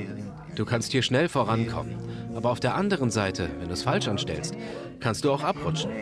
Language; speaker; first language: German; native; German